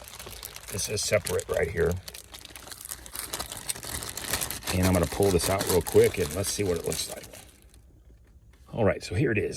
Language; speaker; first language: English; native; English